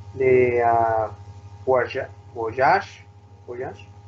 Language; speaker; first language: French; non-native, learner; Spanish